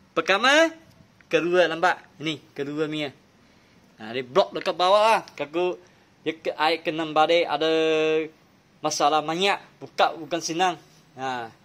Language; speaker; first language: Malay; non-native, local second language; Chinese